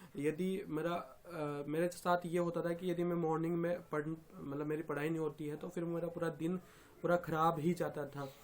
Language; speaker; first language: Hindi; native; Hindi